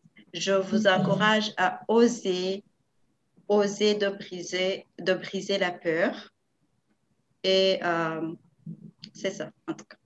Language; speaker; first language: French; non-native, local second language; Rundi